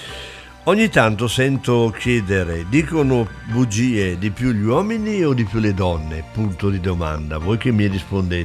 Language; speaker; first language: Italian; native; Italian